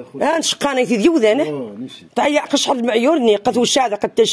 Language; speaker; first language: Arabic; non-native, local second language; Riffian